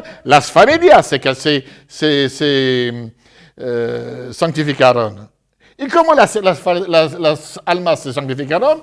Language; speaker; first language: Spanish; non-native, fluent; French